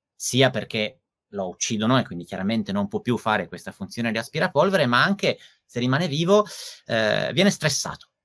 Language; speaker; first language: Italian; native; Italian